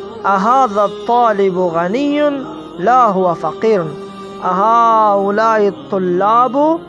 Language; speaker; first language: Arabic; non-native, fluent; Persian